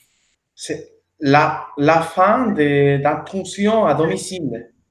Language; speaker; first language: French; non-native, learner; Spanish